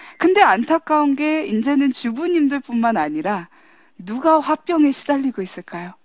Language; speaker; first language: Korean; early bilingual, heritage; English